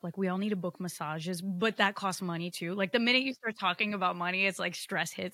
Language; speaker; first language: English; early bilingual, other home language; Portuguese